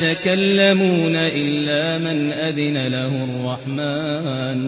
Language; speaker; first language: Arabic; native; Arabic